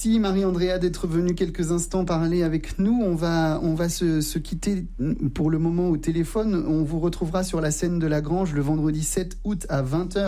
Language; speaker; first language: French; native; French